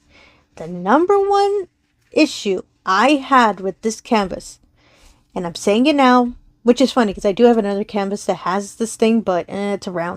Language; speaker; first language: English; native; English